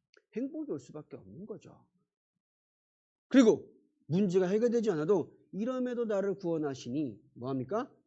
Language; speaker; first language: Korean; native; Korean